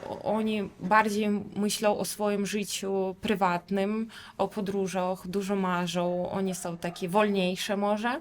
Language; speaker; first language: Polish; non-native, fluent; Russian